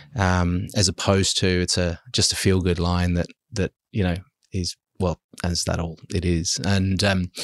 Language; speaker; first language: English; early bilingual, other home language; German